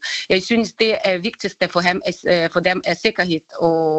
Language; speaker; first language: Danish; non-native, fluent; Ukrainian